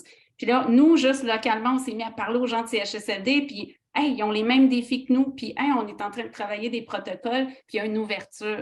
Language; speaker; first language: French; native; French